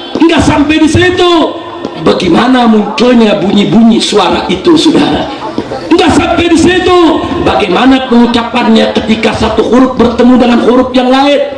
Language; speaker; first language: Indonesian; native; Indonesian